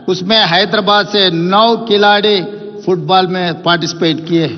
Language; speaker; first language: Hindi; non-native, local second language; Telugu